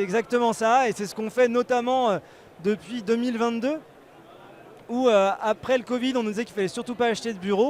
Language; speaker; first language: French; native; French